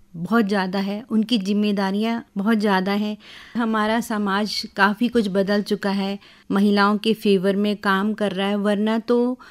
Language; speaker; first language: Hindi; native; Hindi